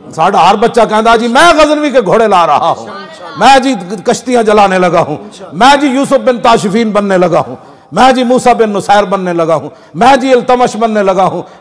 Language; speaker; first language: Urdu; non-native, local second language; Punjabi